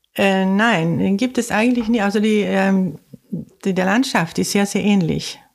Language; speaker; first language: German; non-native, fluent; Swedish